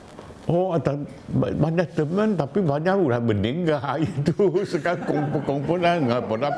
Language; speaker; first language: Indonesian; non-native, local second language; Min Nan Chinese